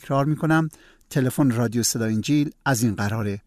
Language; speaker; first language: Persian; native; Persian